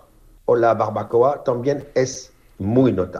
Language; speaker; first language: Spanish; non-native, fluent; French